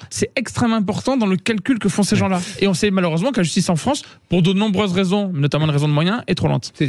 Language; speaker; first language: French; native; French